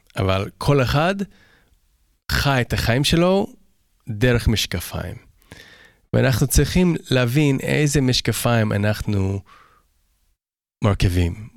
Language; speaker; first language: Hebrew; non-native, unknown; English